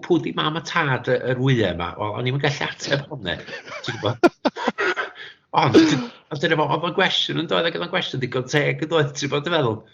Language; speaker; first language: Welsh; native; Welsh